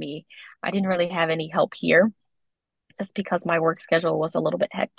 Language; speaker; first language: English; native; English